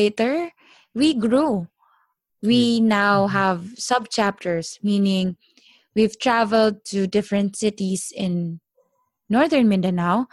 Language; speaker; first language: English; non-native, local second language; Filipino